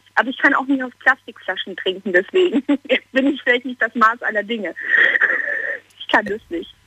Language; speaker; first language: German; native; German